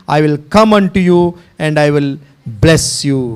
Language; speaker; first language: English; non-native, local second language; Telugu